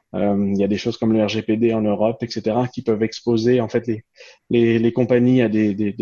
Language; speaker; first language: French; native; French